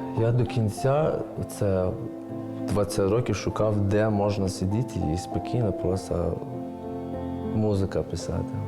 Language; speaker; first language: Ukrainian; non-native, learner; Persian